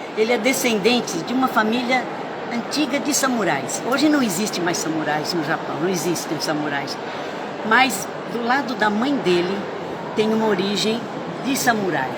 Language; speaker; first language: Portuguese; early bilingual, other home language; Italian